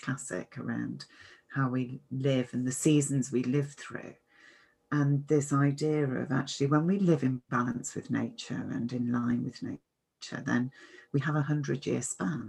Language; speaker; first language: English; native; English